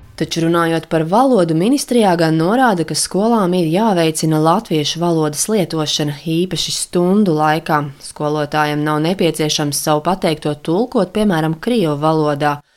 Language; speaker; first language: Latvian; native; Latvian